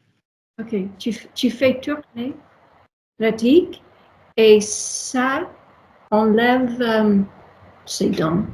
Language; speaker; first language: French; non-native, learner; English